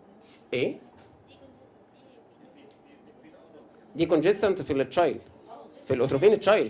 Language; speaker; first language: Arabic; native; Arabic